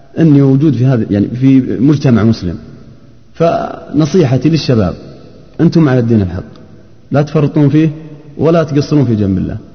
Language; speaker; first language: Arabic; native; Arabic